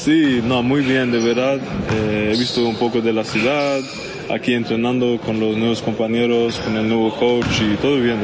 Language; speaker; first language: Spanish; non-native, fluent; Swedish